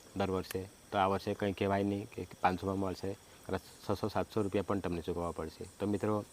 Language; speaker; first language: Gujarati; non-native, local second language; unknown